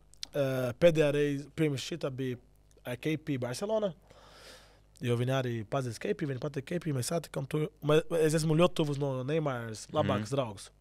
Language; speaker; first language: Latvian; non-native, learner; Portuguese